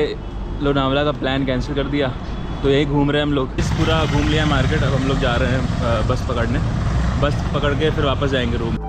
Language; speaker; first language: Hindi; native; Hindi